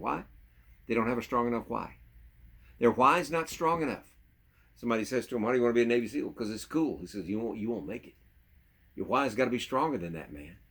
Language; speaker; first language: English; native; English